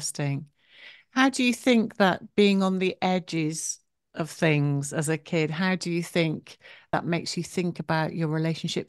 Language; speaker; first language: English; native; English